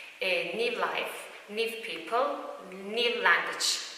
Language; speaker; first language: English; non-native, learner; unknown